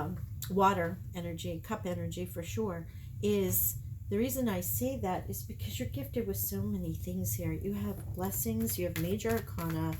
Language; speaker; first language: English; native; English